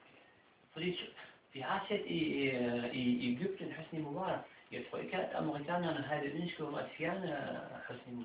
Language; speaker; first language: Danish; non-native, fluent; Arabic